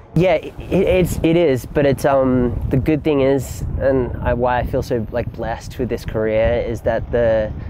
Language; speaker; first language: English; native; English